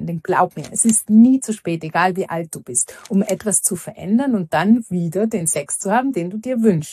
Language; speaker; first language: German; native; German